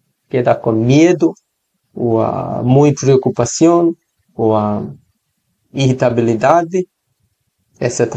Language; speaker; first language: Spanish; non-native, learner; Korean